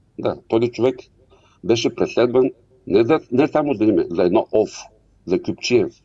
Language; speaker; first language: Bulgarian; non-native, local second language; Turkish